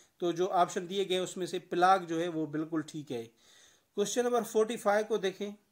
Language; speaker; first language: Urdu; non-native, local second language; Sindhi